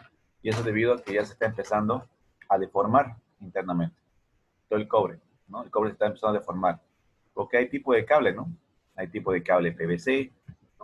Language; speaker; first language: Spanish; native; Spanish